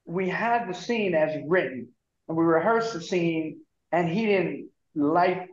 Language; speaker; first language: English; native; English